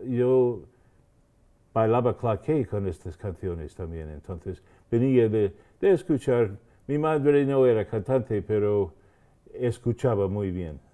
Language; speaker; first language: Spanish; non-native, fluent; English